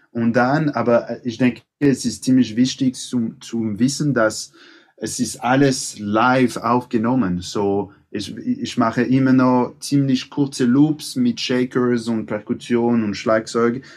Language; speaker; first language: German; non-native, local second language; French